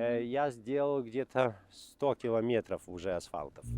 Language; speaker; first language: Russian; non-native, fluent; Lithuanian